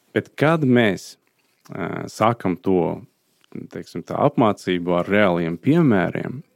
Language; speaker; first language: Latvian; non-native, fluent; Azerbaijani